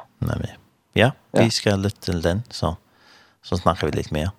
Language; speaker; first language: Danish; non-native, learner; Faroese